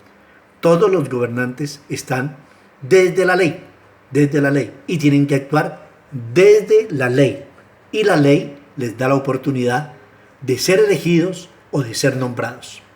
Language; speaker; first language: Spanish; native; Spanish